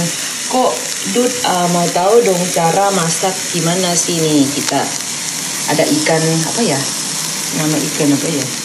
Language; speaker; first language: Indonesian; non-native, fluent; Thai